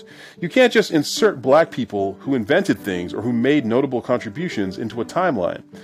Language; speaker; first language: English; native; English